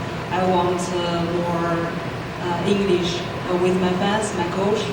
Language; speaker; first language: English; non-native, learner; Chinese